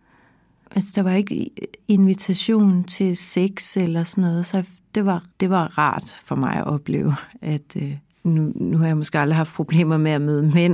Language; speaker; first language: Danish; native; Danish